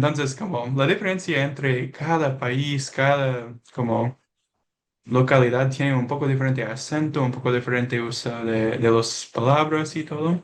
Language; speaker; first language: Spanish; non-native, learner; English